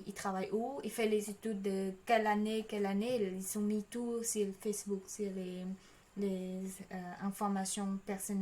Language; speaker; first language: French; non-native, learner; Khmer